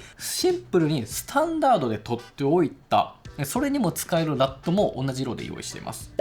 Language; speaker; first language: Japanese; native; Japanese